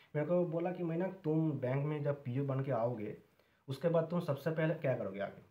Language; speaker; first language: Hindi; non-native, local second language; Bangla